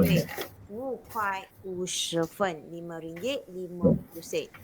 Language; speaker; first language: Chinese; non-native, local second language; Malay